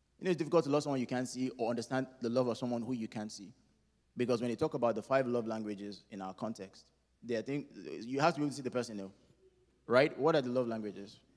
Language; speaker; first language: English; non-native, local second language; Yoruba